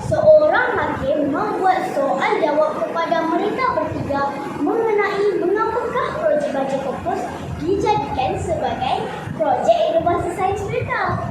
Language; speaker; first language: Malay; native; Malay